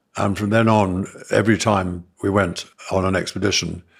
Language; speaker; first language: English; native; English